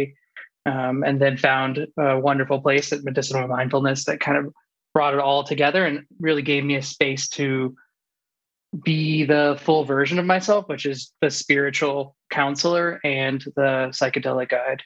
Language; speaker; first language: English; native; English